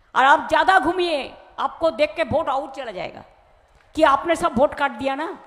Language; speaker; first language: Hindi; non-native, local second language; Bangla